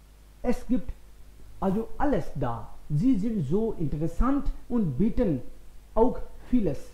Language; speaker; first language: German; non-native, fluent; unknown